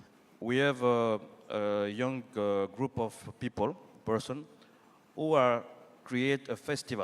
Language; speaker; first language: English; non-native, learner; French